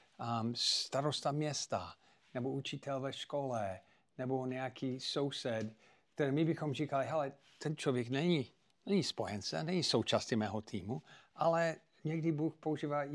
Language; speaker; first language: Czech; non-native, fluent; English